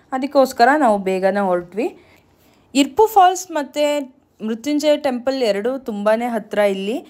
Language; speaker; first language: Kannada; native; Kannada